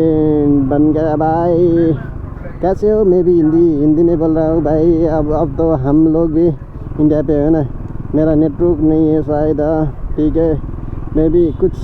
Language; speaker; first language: Hindi; non-native, learner; Nepali